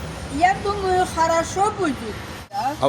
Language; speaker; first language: Russian; non-native, local second language; Armenian